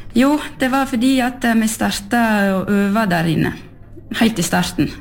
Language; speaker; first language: Norwegian; early bilingual, heritage; French